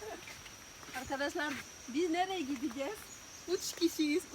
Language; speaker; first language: Turkish; non-native, learner; Indonesian